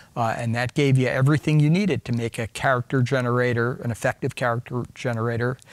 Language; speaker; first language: English; native; English